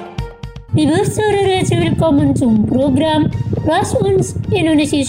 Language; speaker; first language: German; non-native, fluent; Indonesian